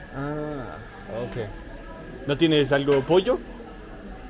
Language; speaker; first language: Spanish; non-native, learner; Danish